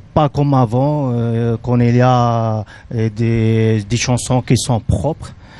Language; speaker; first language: French; non-native, local second language; Arabic